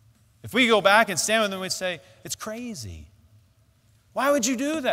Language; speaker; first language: English; native; English